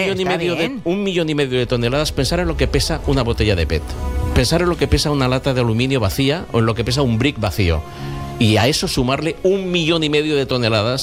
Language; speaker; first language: Spanish; native; Spanish